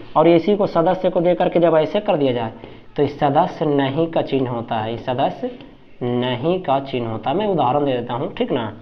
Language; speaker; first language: Hindi; native; Hindi